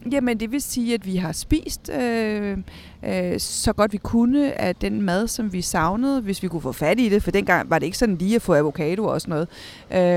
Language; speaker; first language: Danish; early bilingual, other home language; Spanish